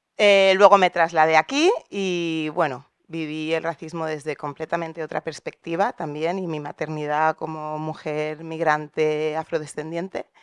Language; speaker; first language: Spanish; native; Spanish